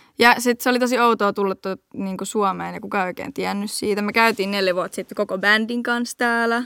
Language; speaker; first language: Finnish; early bilingual, heritage; Finnish